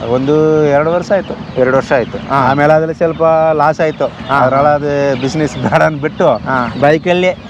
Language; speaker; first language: Kannada; non-native, local second language; Tamil